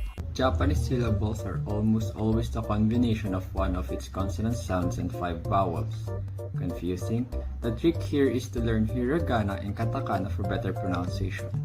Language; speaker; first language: English; non-native, local second language; Filipino